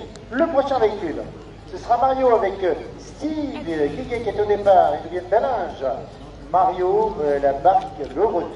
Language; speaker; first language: French; native; French